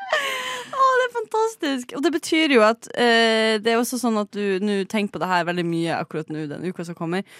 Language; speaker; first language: Norwegian; native; Norwegian